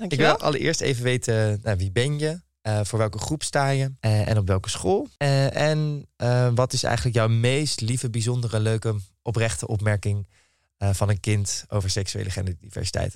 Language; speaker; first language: Dutch; native; Dutch